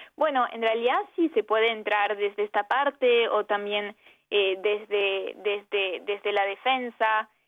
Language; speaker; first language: Spanish; early bilingual, heritage; Spanish